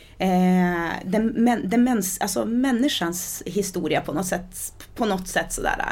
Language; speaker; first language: Swedish; early bilingual, other home language; Portuguese